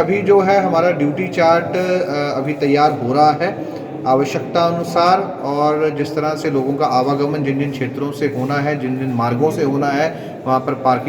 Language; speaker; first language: Hindi; native; Hindi